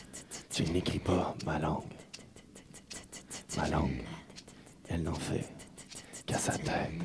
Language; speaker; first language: French; native; French